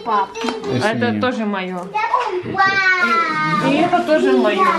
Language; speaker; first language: Russian; native; Russian